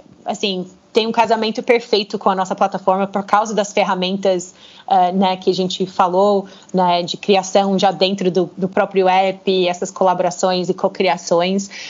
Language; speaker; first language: Portuguese; non-native, fluent; English